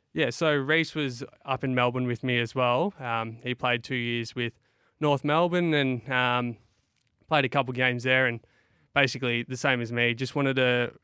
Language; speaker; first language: English; native; English